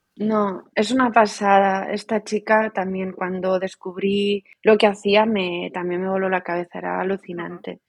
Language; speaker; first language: Spanish; native; Spanish